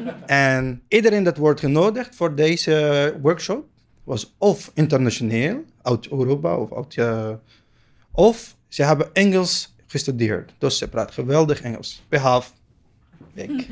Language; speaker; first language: Dutch; non-native, learner; Arabic